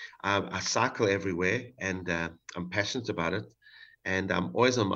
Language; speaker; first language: English; native; English